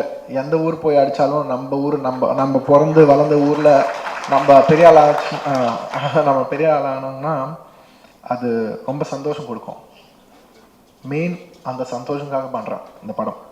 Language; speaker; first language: Tamil; non-native, local second language; Telugu